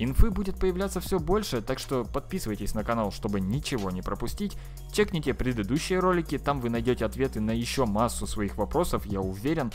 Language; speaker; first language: Russian; native; Russian